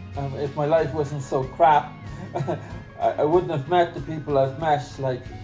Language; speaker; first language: English; native; English